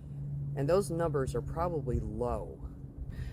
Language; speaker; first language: English; native; English